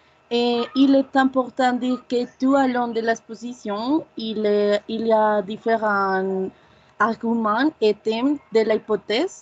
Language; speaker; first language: French; non-native, learner; Spanish